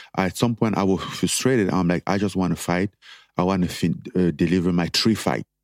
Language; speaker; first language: English; non-native, local second language; French